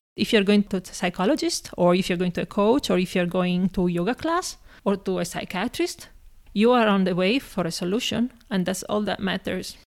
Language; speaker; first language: English; non-native, fluent; Italian